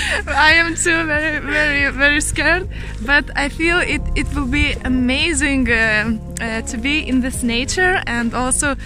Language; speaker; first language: English; non-native, learner; Lithuanian